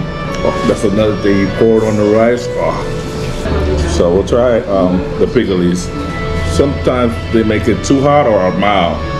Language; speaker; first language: English; native; English